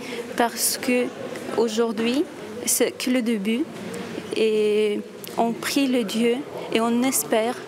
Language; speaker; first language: French; non-native, fluent; Ukrainian